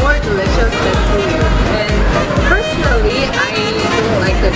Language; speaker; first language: English; non-native, learner; Korean